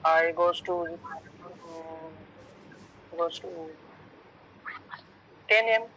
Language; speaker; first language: English; non-native, learner; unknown